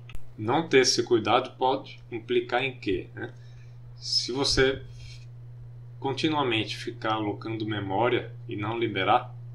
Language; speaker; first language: Portuguese; native; Portuguese